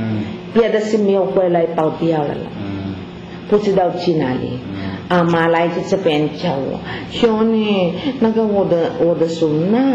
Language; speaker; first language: Chinese; non-native, learner; Filipino